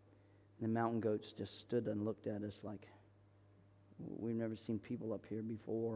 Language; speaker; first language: English; native; English